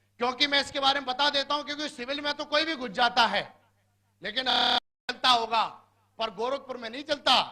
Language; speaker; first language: Hindi; native; Hindi